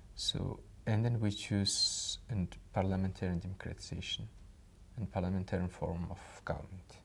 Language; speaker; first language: English; non-native, fluent; Mongolian